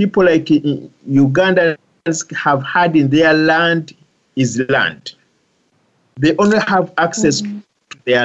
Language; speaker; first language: English; non-native, local second language; Ganda